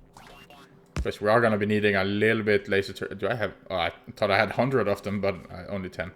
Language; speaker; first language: English; non-native, fluent; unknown